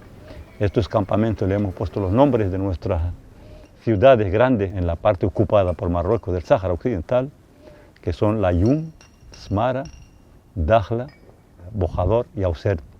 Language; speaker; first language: Spanish; non-native, local second language; Arabic